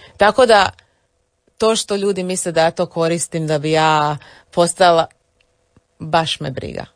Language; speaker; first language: Croatian; early bilingual, heritage; English